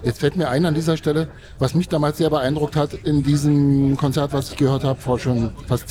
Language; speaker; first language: German; native; German